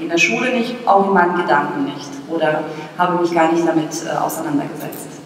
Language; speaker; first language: German; non-native, fluent; Bosnian